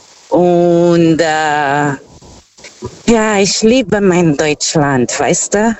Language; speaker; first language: German; non-native, fluent; Portuguese